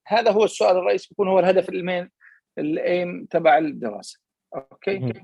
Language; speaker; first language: Arabic; native; Arabic